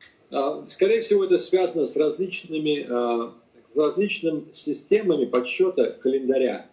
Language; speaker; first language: Russian; native; Russian